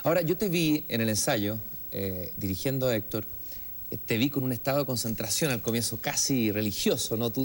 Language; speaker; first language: Spanish; native; Spanish